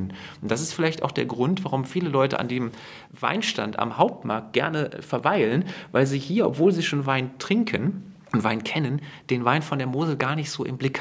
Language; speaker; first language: German; native; German